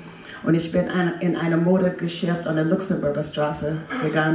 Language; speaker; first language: German; non-native, fluent; English